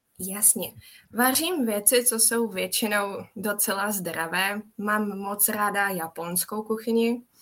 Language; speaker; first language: Czech; native; Czech